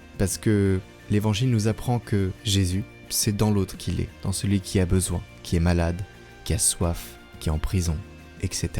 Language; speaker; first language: French; native; French